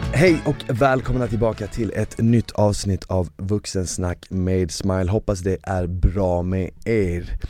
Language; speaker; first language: Swedish; early bilingual, other home language; Bosnian